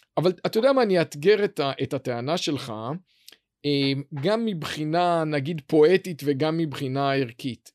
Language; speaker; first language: Hebrew; native; Hebrew